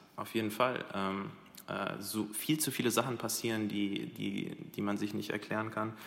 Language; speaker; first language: German; early bilingual, other home language; Arabic